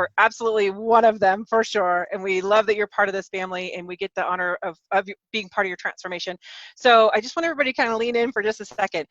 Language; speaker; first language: English; native; English